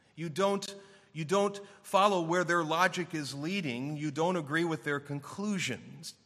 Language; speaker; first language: English; native; English